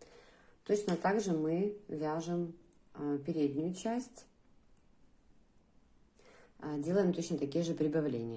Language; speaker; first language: Russian; native; Russian